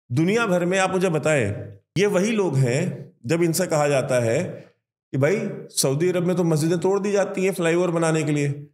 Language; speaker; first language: Hindi; native; Hindi